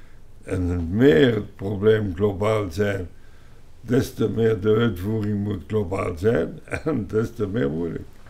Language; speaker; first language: Dutch; non-native, local second language; French